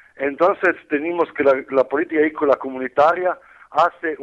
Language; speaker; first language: Spanish; non-native, learner; Italian